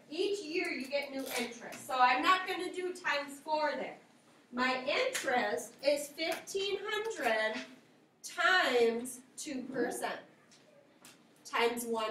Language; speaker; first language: English; native; English